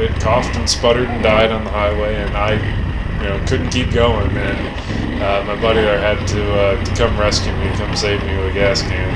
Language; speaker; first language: English; native; English